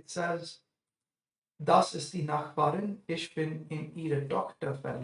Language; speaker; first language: German; non-native, fluent; English